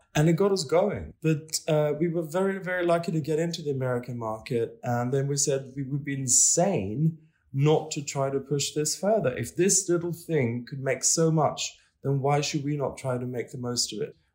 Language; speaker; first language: English; non-native, fluent; Swedish